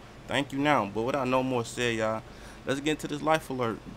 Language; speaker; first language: English; native; English